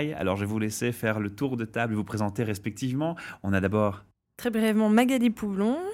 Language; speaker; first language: French; native; French